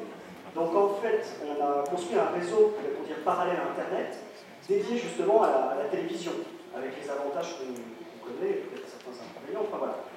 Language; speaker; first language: French; native; French